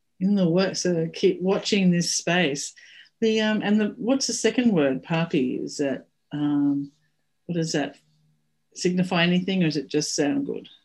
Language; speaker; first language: English; native; English